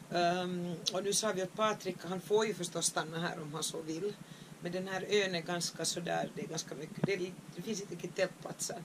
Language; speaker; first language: Swedish; non-native, fluent; German